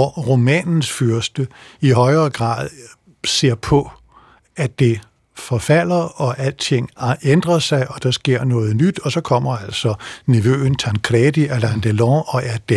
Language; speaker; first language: Danish; native; Danish